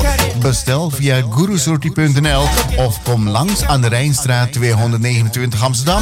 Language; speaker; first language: Dutch; native; Dutch